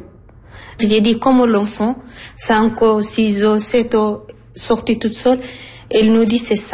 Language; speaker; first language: French; non-native, learner; Arabic